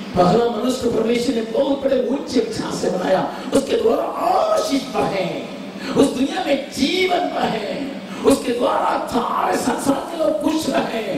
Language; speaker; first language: Hindi; non-native, local second language; Tamil